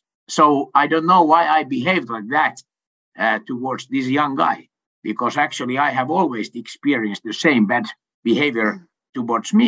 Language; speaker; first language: English; non-native, fluent; Swedish